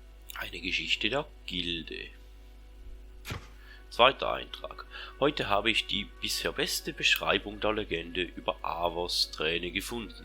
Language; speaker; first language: German; native; German